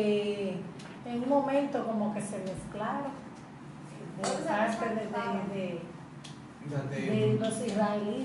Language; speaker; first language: Spanish; native; Spanish